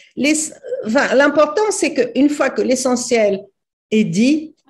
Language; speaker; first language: French; non-native, fluent; Portuguese